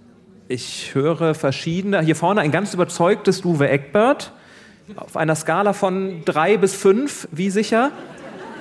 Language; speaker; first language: German; native; German